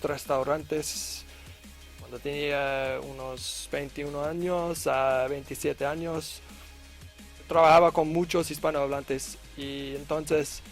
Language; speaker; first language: Spanish; non-native, learner; English